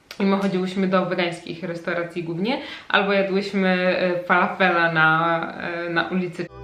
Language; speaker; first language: Polish; native; Polish